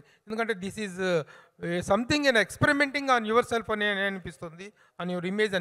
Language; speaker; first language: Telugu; native; Telugu